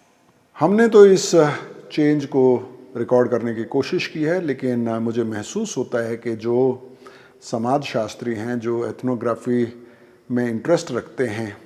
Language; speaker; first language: Hindi; native; Hindi